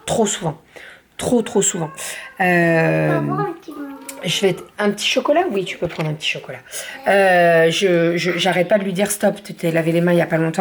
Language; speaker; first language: French; native; French